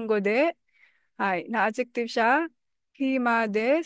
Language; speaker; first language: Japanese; non-native, fluent; Filipino